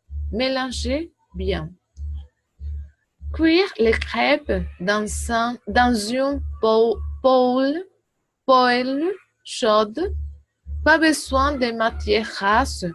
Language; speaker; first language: French; non-native, learner; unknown